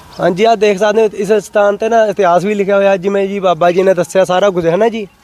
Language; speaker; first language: Punjabi; native; Punjabi